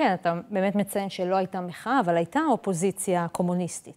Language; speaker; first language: Hebrew; native; Hebrew